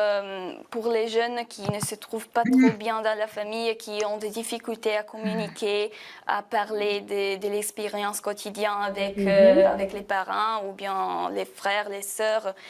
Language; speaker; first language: French; non-native, fluent; Arabic